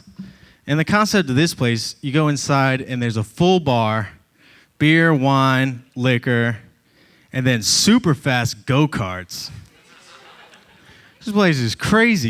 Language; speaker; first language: English; native; English